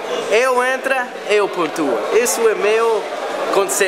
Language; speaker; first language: Portuguese; non-native, learner; English